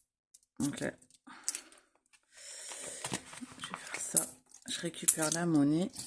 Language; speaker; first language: French; native; French